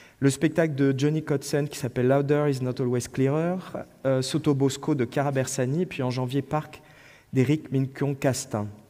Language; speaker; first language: French; native; French